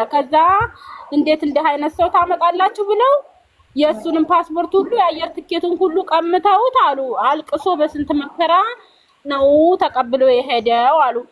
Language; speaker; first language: Amharic; native; Amharic